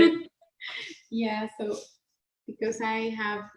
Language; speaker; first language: English; non-native, learner; Spanish